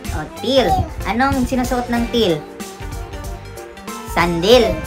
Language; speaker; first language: Filipino; non-native, local second language; Cebuano